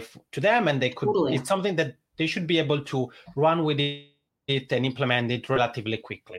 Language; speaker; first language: English; non-native, fluent; Italian